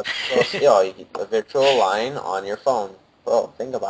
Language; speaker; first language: English; native; English